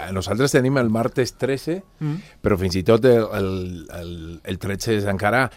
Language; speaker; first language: Catalan; non-native, fluent; Spanish